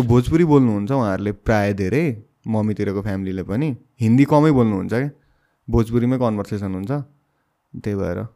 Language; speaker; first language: Nepali; non-native, local second language; Bhojpuri